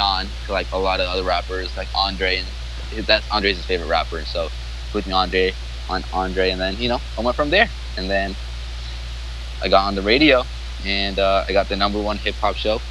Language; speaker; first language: English; non-native, fluent; Arabic